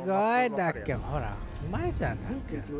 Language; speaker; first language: Japanese; non-native, learner; English